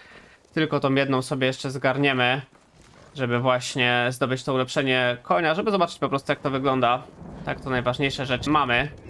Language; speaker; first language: Polish; native; Polish